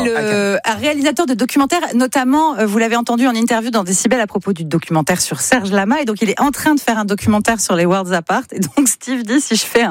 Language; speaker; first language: French; native; French